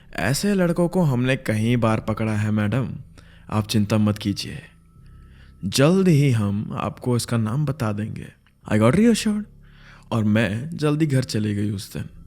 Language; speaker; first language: Hindi; native; Hindi